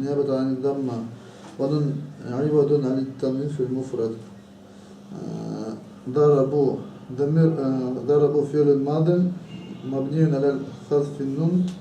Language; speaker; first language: Arabic; non-native, learner; Chechen